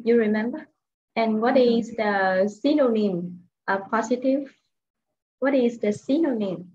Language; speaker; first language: English; non-native, fluent; Vietnamese